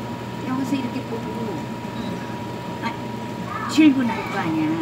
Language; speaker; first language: Korean; non-native, learner; Filipino